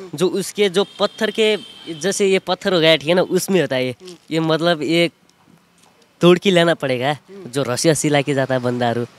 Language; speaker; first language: Hindi; non-native, local second language; Nepali